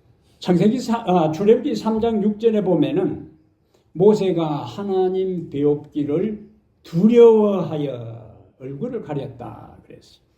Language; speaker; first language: Korean; native; Korean